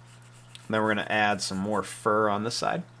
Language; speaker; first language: English; native; English